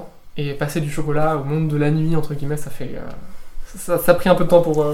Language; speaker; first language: French; native; French